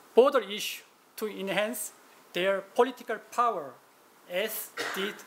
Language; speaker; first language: English; non-native, fluent; Korean